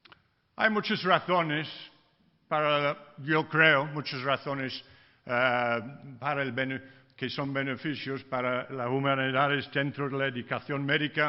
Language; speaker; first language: Spanish; non-native, fluent; English